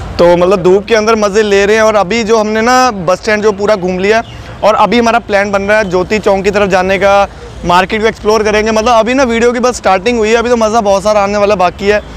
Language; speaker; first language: Hindi; non-native, local second language; Punjabi